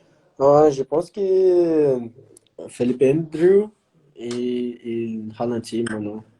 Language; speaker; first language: French; non-native, learner; Portuguese